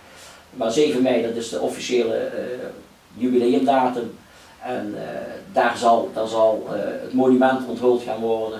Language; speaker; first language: Dutch; native; Dutch